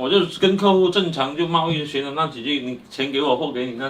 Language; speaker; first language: Chinese; native; Chinese